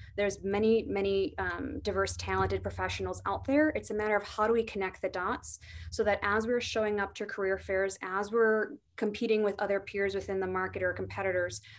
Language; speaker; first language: English; native; English